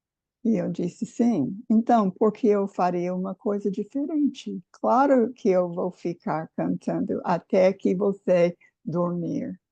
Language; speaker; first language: Portuguese; non-native, fluent; English